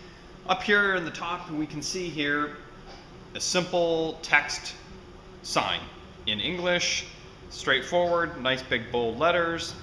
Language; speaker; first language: English; native; English